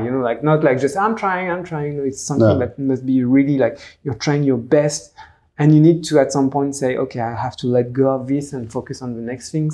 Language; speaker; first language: English; non-native, fluent; French